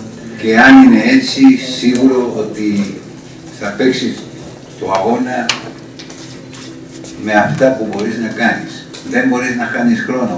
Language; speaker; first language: Greek; non-native, learner; Spanish